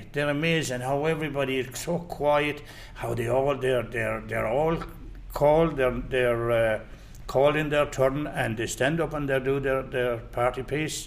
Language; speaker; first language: English; native; English